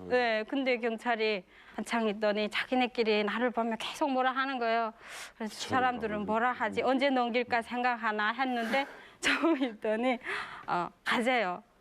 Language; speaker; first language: Korean; native; Korean